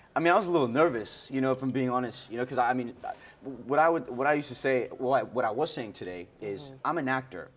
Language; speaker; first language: English; native; English